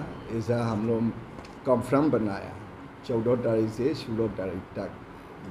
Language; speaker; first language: Hindi; non-native, learner; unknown